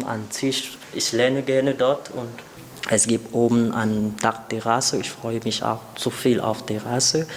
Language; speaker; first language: German; non-native, learner; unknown